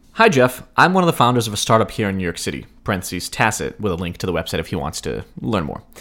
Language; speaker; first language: English; early bilingual, other home language; Russian